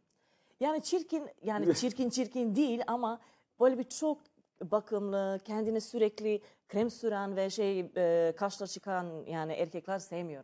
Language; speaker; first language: Turkish; non-native, learner; Serbian